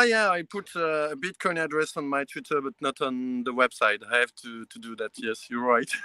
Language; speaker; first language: English; non-native, learner; French